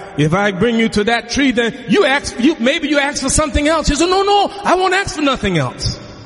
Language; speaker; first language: English; native; English